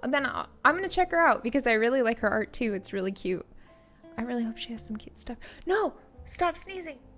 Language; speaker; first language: English; native; English